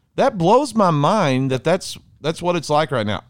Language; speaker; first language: English; native; English